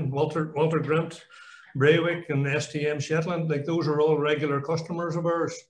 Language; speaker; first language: English; native; English